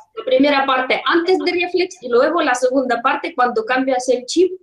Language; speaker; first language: Spanish; non-native, fluent; Russian